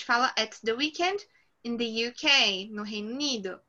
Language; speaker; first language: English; non-native, fluent; Portuguese